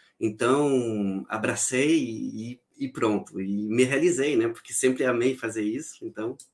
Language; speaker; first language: Portuguese; non-native, fluent; French